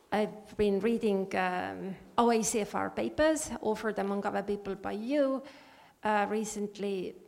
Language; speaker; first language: English; non-native, fluent; Estonian